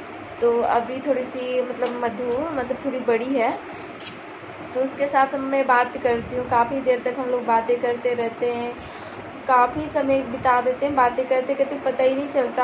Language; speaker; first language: Hindi; native; Hindi